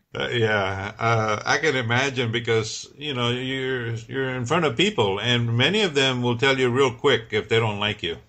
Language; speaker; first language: English; native; English